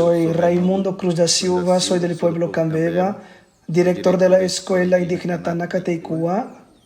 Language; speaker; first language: Spanish; non-native, fluent; Portuguese